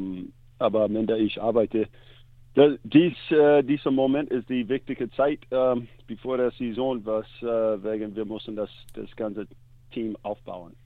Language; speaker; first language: German; non-native, learner; English